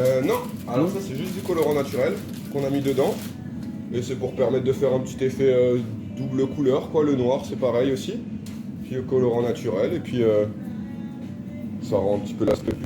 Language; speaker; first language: French; native; French